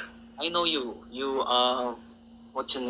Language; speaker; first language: English; non-native, learner; Korean